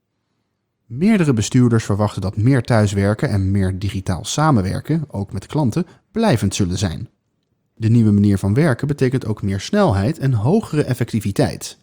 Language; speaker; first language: Dutch; native; Dutch